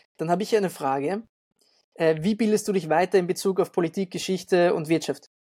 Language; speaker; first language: German; native; German